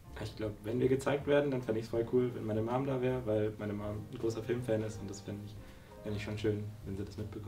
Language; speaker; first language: German; native; German